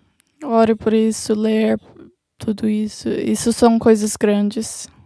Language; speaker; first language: Portuguese; non-native, learner; English